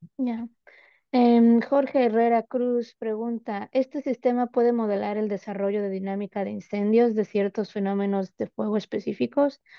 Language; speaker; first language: Spanish; native; Spanish